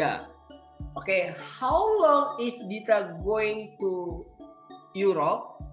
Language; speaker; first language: English; non-native, learner; Indonesian